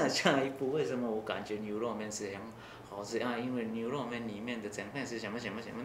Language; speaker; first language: Chinese; non-native, learner; Japanese